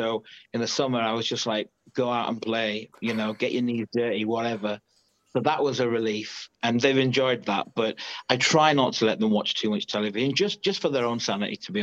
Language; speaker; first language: English; native; English